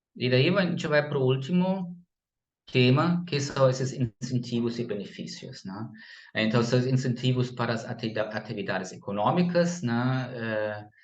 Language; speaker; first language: Portuguese; non-native, fluent; German